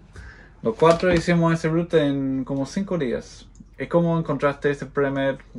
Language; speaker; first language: Spanish; non-native, fluent; English